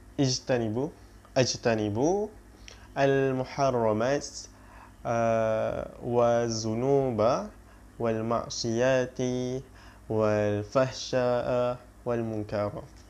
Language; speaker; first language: Arabic; non-native, learner; Malay